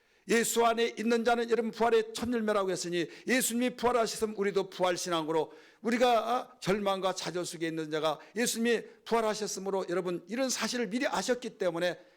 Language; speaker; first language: Korean; native; Korean